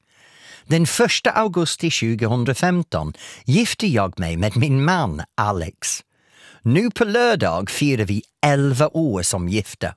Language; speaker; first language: Swedish; non-native, fluent; English